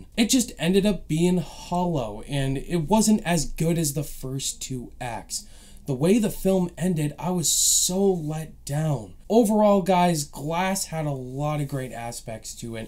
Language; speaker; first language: English; native; English